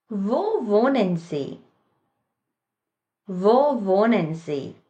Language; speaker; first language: German; non-native, fluent; Latvian